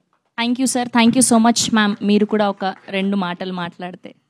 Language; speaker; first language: Telugu; native; Telugu